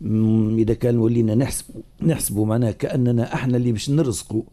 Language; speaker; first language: Arabic; native; Arabic